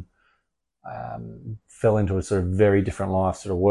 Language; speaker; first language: English; native; English